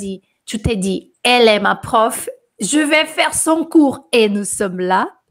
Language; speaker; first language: French; non-native, fluent; Portuguese